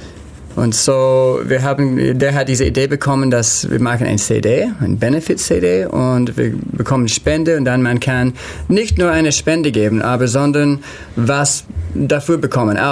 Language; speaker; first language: German; non-native, learner; English